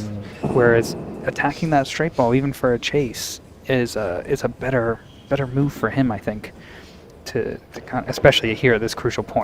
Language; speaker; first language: English; native; English